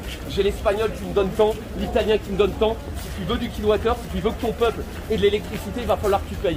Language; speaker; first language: French; native; French